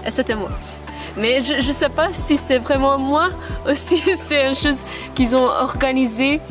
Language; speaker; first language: French; non-native, fluent; Maltese